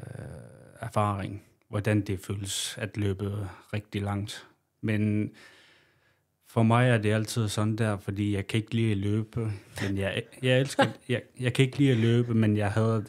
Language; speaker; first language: Danish; non-native, local second language; Kalaallisut